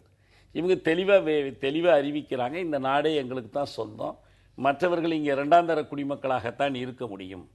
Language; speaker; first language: Tamil; native; Tamil